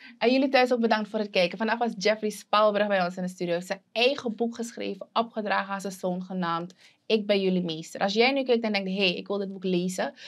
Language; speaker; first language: Dutch; native; Dutch